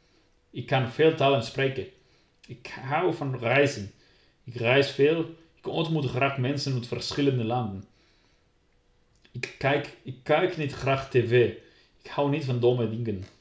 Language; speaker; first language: Dutch; non-native, learner; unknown